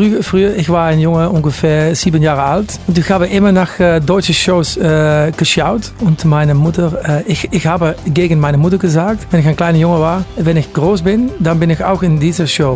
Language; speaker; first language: German; non-native, learner; Dutch